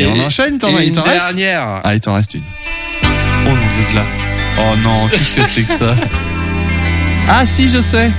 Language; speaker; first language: French; native; French